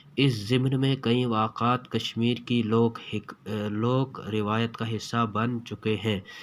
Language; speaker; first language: Urdu; non-native, local second language; Kashmiri